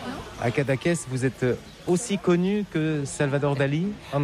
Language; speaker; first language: French; native; French